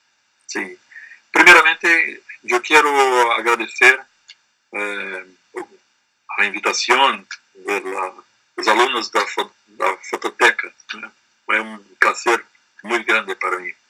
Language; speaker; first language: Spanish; non-native, learner; Portuguese